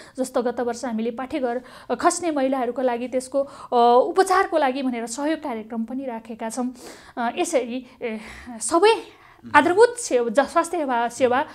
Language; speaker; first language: Nepali; native; Nepali